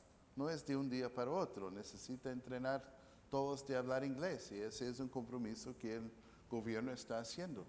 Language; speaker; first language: Spanish; non-native, fluent; English